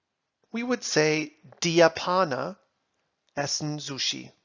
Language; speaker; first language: German; non-native, fluent; English